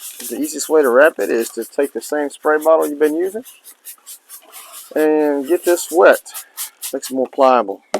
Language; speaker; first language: English; native; English